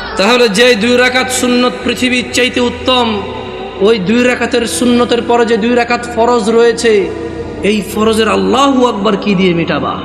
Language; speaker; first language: Bangla; early bilingual, heritage; Bangla